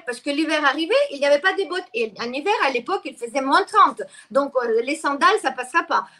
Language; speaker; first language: French; non-native, fluent; Russian